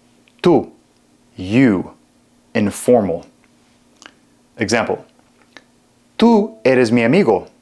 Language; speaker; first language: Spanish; non-native, fluent; English